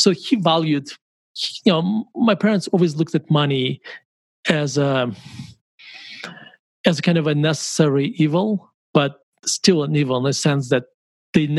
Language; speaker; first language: English; non-native, fluent; Russian